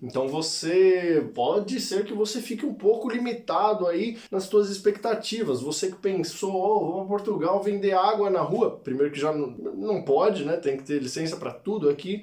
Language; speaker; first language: Portuguese; native; Portuguese